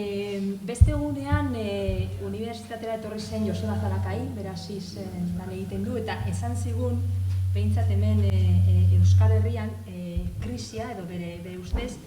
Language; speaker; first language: Basque; non-native, local second language; Spanish